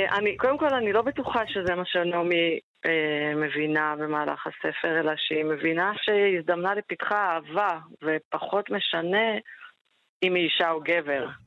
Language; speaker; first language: Hebrew; native; Hebrew